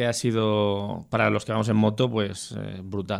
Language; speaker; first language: Spanish; native; Spanish